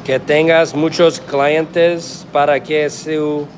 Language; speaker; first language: Spanish; non-native, learner; English